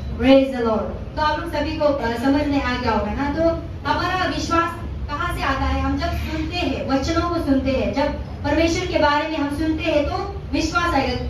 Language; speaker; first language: Hindi; non-native, local second language; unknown